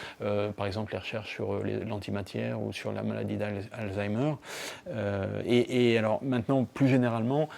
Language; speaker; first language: French; native; French